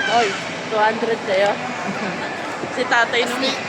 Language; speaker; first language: Filipino; native; Filipino